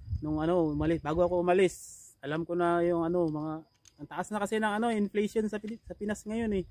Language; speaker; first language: Filipino; non-native, local second language; Cebuano